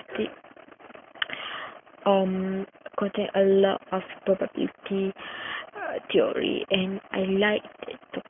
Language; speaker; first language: English; non-native, local second language; Malay